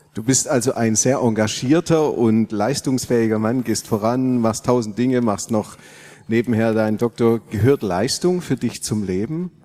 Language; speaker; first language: German; non-native, fluent; Korean